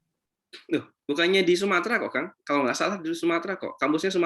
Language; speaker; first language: Indonesian; native; Indonesian